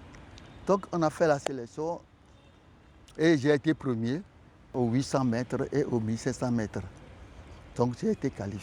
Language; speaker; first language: French; non-native, local second language; Ewe